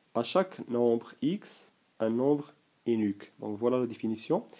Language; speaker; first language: French; non-native, local second language; Arabic